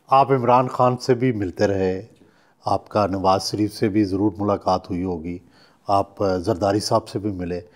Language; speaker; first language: Urdu; non-native, local second language; Punjabi